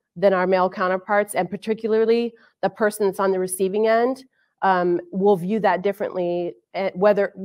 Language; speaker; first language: English; native; English